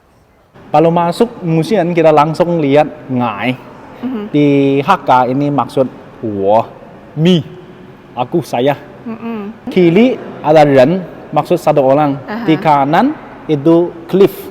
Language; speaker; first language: Indonesian; non-native, learner; Chinese